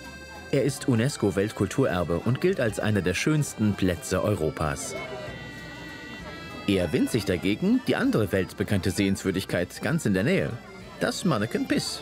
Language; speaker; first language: German; native; German